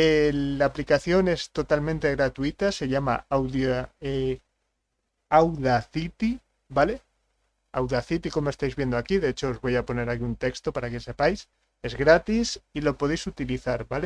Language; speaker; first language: Spanish; native; Spanish